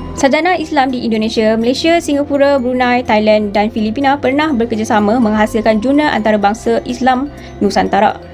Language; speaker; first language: Malay; native; Malay